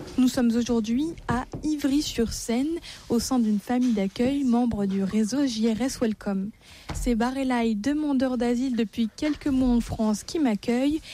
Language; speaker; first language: French; native; French